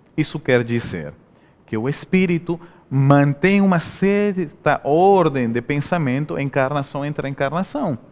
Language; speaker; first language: Portuguese; non-native, fluent; Spanish